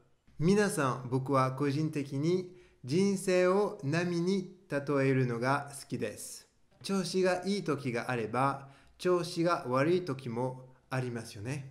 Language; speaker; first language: Japanese; non-native, fluent; French